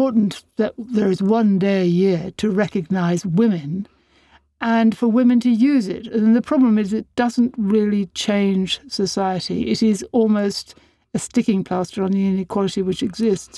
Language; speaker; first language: English; native; English